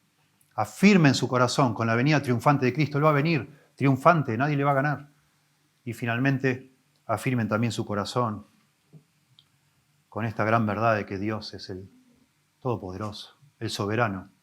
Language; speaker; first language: Spanish; native; Spanish